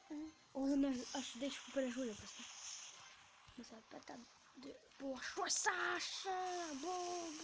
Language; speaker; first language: French; native; French